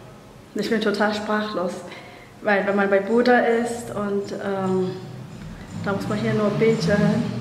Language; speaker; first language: German; non-native, fluent; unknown